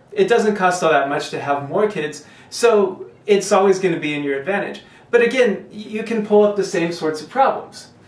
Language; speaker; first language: English; native; English